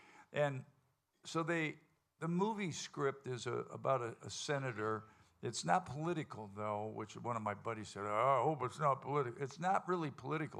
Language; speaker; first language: English; native; English